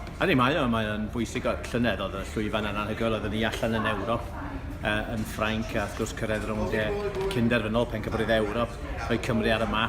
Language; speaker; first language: Welsh; native; Welsh